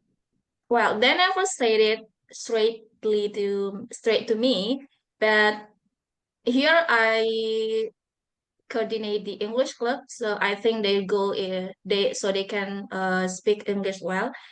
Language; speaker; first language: English; non-native, fluent; Buginese